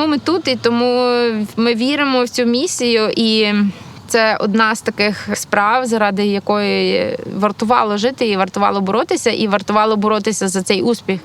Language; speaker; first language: Ukrainian; native; Ukrainian